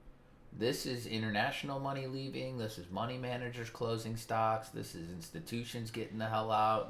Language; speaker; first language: English; native; English